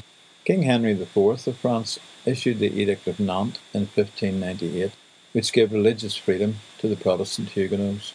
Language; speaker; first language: English; native; English